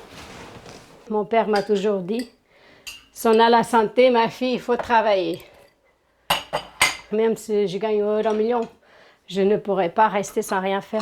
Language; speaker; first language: French; non-native, fluent; Portuguese